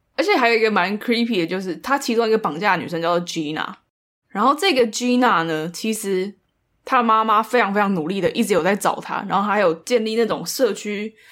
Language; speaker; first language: Chinese; native; Chinese